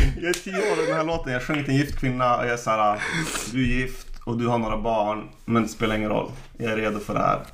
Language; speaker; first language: Swedish; native; Swedish